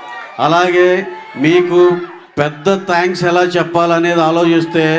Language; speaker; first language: Telugu; native; Telugu